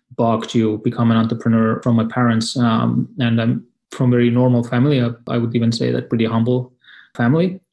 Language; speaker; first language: English; non-native, fluent; Estonian